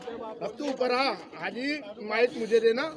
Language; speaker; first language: Hindi; native; Hindi